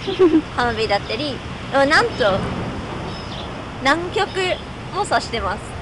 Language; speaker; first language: Japanese; non-native, fluent; English